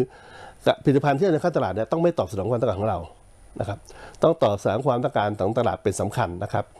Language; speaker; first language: Thai; native; Thai